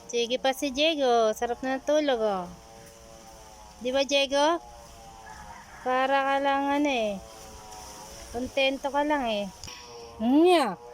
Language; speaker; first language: Filipino; non-native, local second language; Bikol